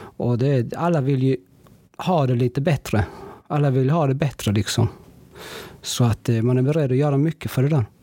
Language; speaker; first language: Swedish; early bilingual, other home language; Spanish